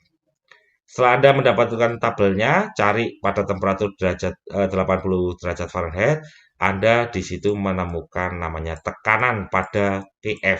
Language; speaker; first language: Indonesian; native; Indonesian